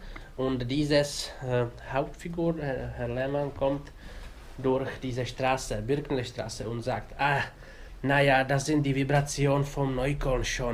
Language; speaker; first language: German; non-native, learner; Czech